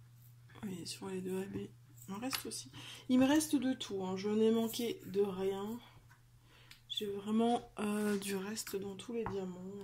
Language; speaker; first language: French; native; French